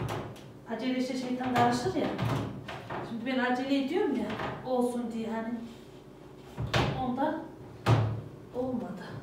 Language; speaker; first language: Turkish; native; Turkish